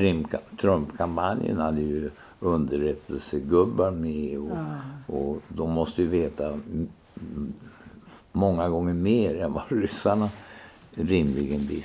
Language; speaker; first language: Swedish; native; Swedish